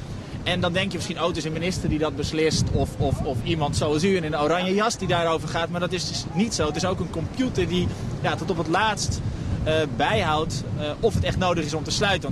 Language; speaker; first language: Dutch; native; Dutch